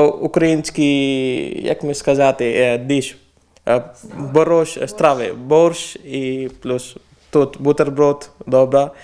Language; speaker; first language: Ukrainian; non-native, learner; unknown